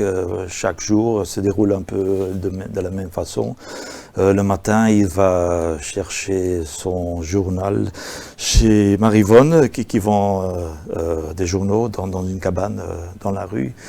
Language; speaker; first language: French; non-native, local second language; Dutch